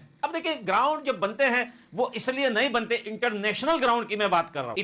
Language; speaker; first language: Hindi; native; Hindi